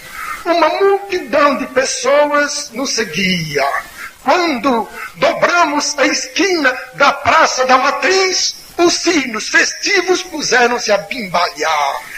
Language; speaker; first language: Portuguese; native; Portuguese